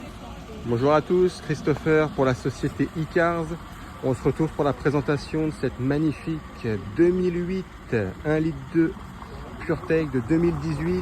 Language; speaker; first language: French; native; French